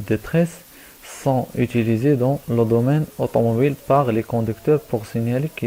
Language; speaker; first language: French; non-native, local second language; Arabic